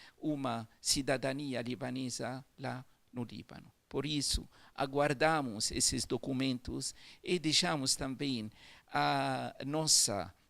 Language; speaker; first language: Portuguese; non-native, fluent; Arabic